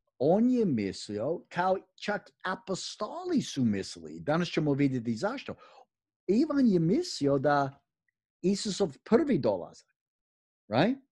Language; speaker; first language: Croatian; early bilingual, heritage; Croatian